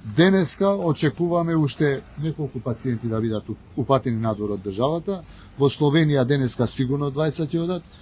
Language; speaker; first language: Macedonian; non-native, local second language; Albanian